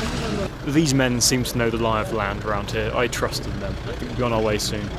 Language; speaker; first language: English; native; English